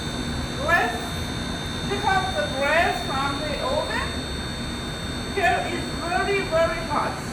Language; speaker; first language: English; non-native, fluent; Persian